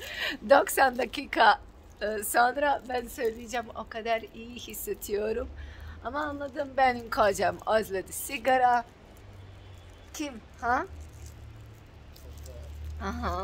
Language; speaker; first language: Turkish; non-native, learner; Bosnian